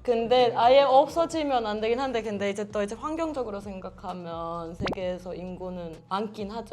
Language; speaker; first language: Korean; non-native, fluent; Finnish